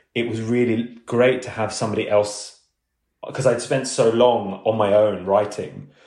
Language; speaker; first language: English; early bilingual, other home language; Urdu